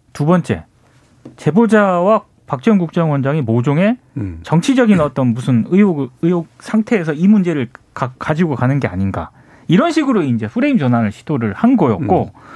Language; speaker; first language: Korean; native; Korean